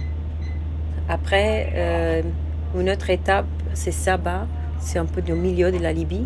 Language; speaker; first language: French; non-native, fluent; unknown